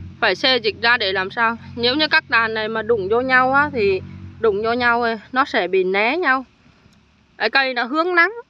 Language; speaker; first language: Vietnamese; native; Vietnamese